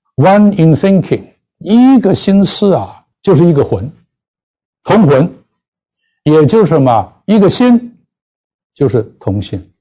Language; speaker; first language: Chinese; non-native, local second language; Cantonese